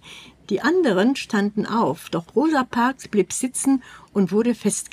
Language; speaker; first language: German; native; German